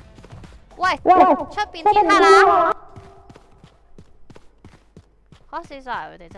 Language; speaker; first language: Chinese; native; Chinese